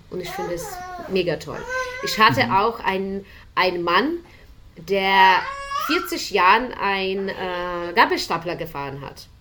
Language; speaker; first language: German; non-native, fluent; Ukrainian